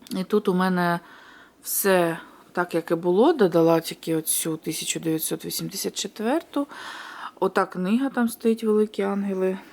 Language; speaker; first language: Ukrainian; native; Ukrainian